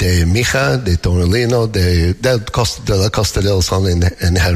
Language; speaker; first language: Spanish; non-native, learner; English